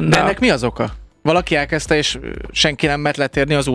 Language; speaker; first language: Hungarian; native; Hungarian